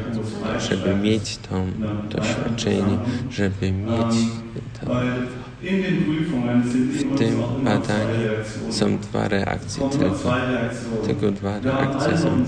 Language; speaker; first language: Polish; early bilingual, heritage; Polish